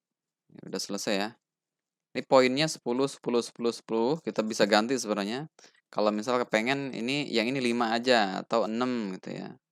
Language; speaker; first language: Indonesian; native; Indonesian